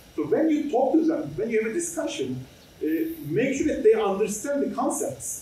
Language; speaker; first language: English; non-native, fluent; Turkish